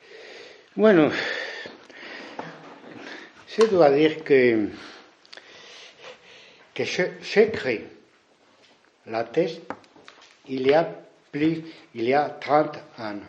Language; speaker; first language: French; non-native, fluent; Spanish